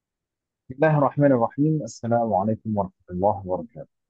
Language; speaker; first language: Arabic; non-native, fluent; Indonesian